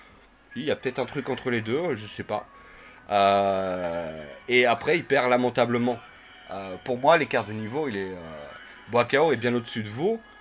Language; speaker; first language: French; native; French